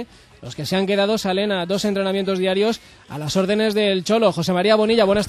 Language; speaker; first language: Spanish; native; Spanish